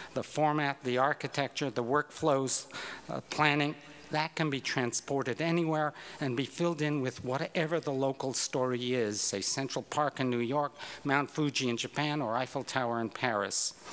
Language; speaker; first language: English; native; English